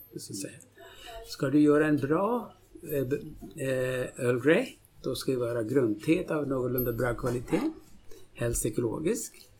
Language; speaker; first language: Swedish; non-native, fluent; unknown